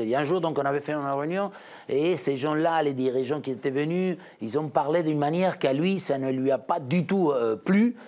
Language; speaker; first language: French; non-native, fluent; Spanish